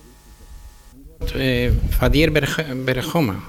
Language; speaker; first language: German; early bilingual, heritage; German